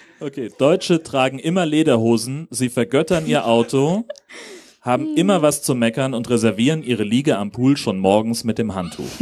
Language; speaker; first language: German; native; German